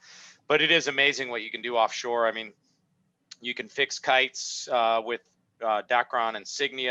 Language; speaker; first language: English; native; English